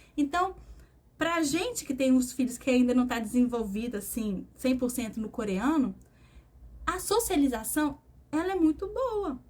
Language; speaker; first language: Portuguese; native; Portuguese